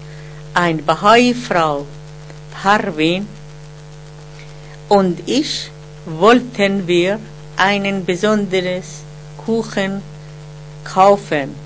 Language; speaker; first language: German; non-native, learner; Persian